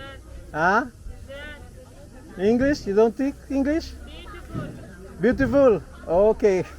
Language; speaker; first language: English; non-native, learner; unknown